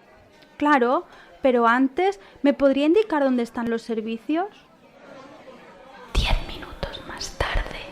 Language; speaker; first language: Spanish; native; Spanish